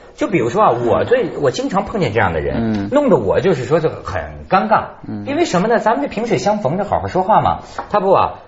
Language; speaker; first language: Chinese; native; Chinese